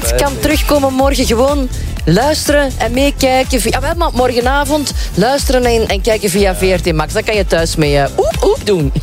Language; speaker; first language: Dutch; native; Dutch